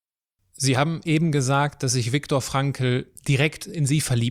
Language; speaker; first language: German; native; German